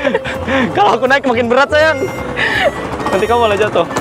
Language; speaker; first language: Indonesian; native; Indonesian